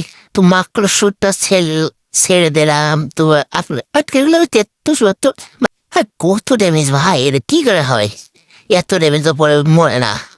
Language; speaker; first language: Bangla; native; Bangla